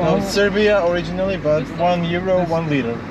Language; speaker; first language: English; non-native, learner; Serbian